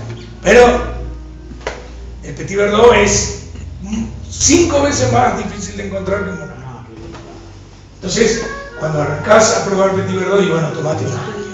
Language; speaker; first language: Spanish; native; Spanish